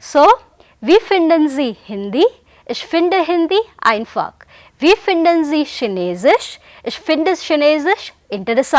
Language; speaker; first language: German; non-native, fluent; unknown